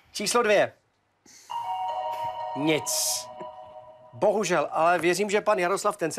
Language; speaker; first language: Czech; native; Czech